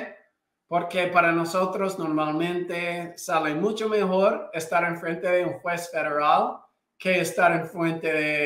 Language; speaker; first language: Spanish; non-native, fluent; English